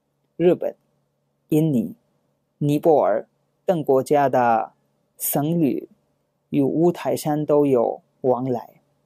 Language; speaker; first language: Chinese; non-native, fluent; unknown